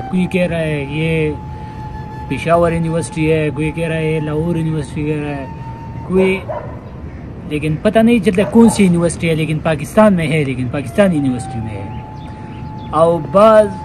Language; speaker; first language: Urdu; non-native, local second language; Pashto